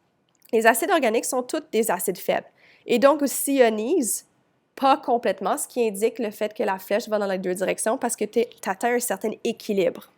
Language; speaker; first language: French; native; French